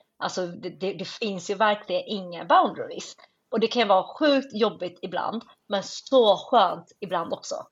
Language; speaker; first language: Swedish; native; Swedish